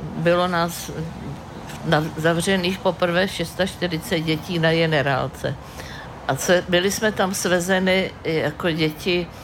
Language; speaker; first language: Czech; native; Czech